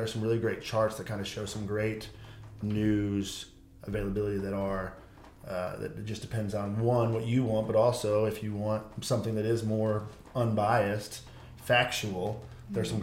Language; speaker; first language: English; native; English